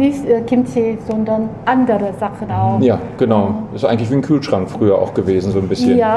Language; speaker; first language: German; non-native, learner; Korean